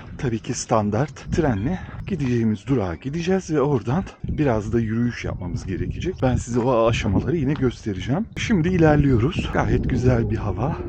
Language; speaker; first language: Turkish; early bilingual, heritage; Turkish